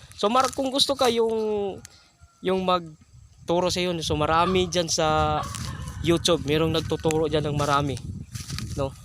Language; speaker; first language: Filipino; non-native, local second language; Cebuano